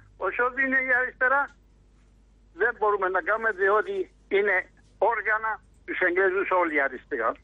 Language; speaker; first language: Greek; native; Greek